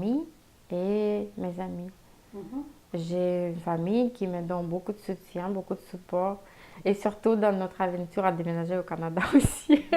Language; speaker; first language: French; non-native, fluent; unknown